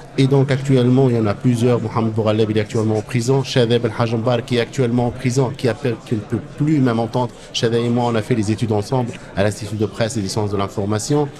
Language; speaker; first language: French; non-native, local second language; Arabic